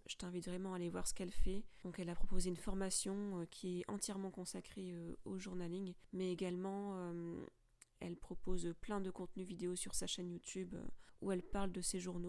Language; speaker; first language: French; native; French